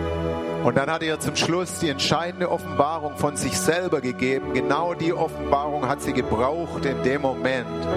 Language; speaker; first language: German; native; German